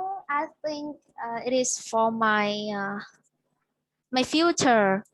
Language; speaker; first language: English; non-native, learner; Vietnamese